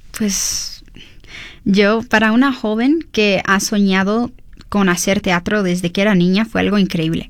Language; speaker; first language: Spanish; early bilingual, heritage; Spanish